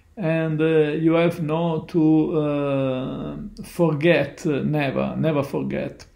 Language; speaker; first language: English; non-native, learner; Italian